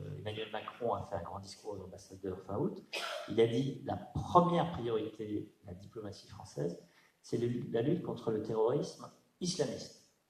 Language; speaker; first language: French; native; French